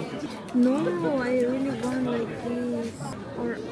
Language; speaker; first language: English; non-native, learner; Spanish